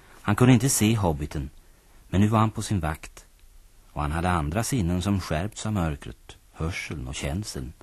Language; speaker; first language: Swedish; native; Swedish